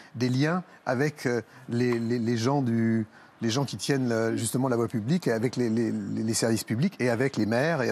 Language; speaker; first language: French; native; French